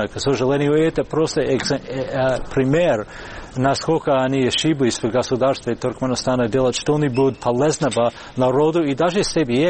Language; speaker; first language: Russian; non-native, fluent; English